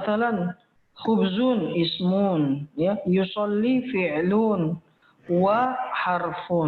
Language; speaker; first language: Arabic; non-native, fluent; Indonesian